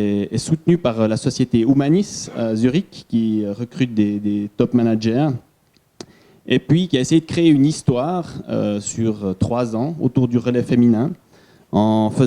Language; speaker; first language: French; native; French